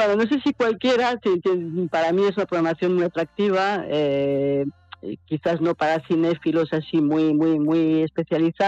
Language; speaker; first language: Spanish; non-native, fluent; French